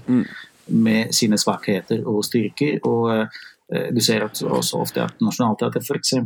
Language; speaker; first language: Norwegian; non-native, fluent; Italian